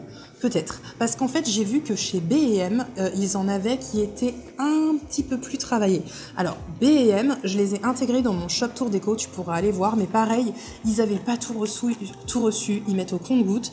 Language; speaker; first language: French; native; French